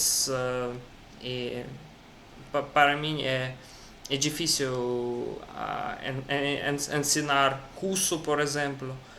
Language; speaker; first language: Portuguese; non-native, learner; Russian